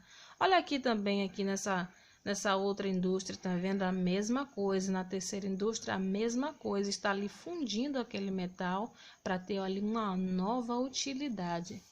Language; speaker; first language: Portuguese; native; Portuguese